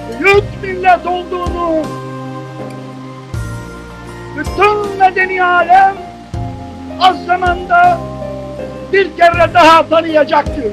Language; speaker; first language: Turkish; native; Turkish